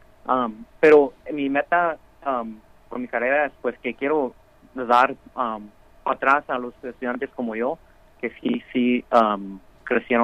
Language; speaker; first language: Spanish; early bilingual, heritage; Spanish